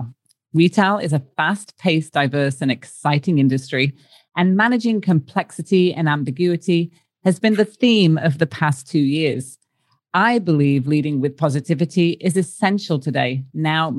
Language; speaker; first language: English; native; English